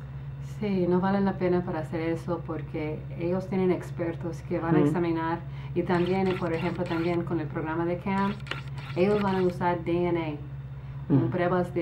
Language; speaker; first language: Spanish; early bilingual, other home language; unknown